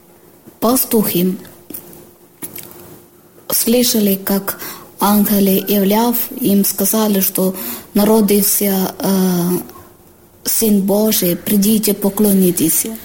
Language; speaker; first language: Ukrainian; non-native, learner; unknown